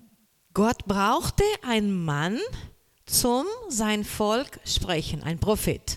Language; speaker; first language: German; non-native, learner; Portuguese